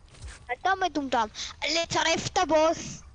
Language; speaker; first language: Hebrew; native; Hebrew